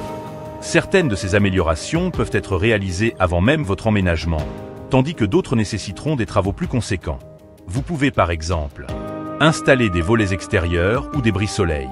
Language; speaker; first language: French; native; French